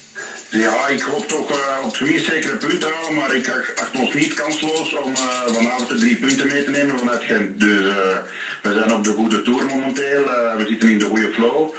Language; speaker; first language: Dutch; native; Dutch